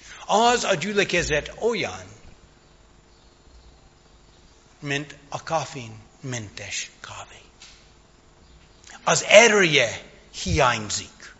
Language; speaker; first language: Hungarian; non-native, fluent; English